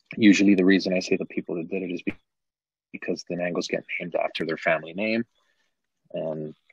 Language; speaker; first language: English; native; English